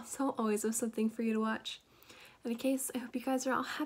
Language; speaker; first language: English; native; English